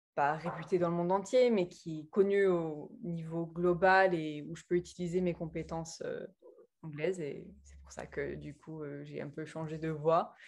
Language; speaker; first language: French; early bilingual, other home language; English